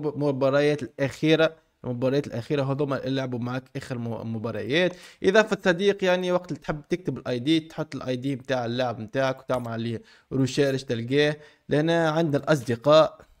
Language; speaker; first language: Arabic; native; Arabic